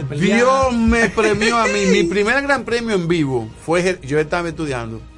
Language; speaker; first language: Spanish; native; Spanish